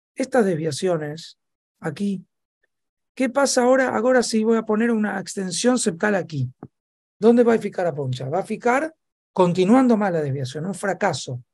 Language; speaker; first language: Spanish; native; Spanish